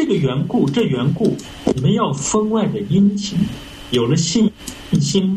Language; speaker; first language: Chinese; native; Chinese